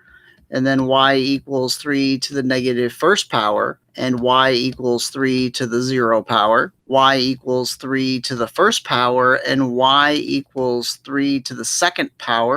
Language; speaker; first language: English; native; English